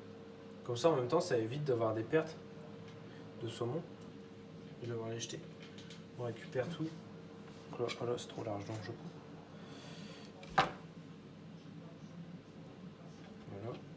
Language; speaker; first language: French; native; French